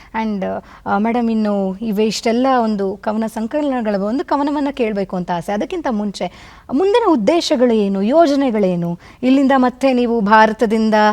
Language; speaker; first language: Kannada; native; Kannada